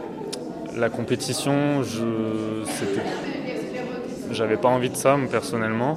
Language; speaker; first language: French; native; French